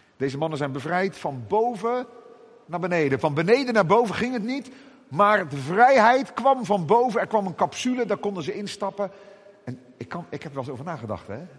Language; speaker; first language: Dutch; native; Dutch